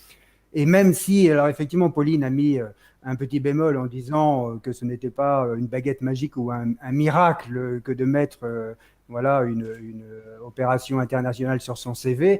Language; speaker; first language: French; native; French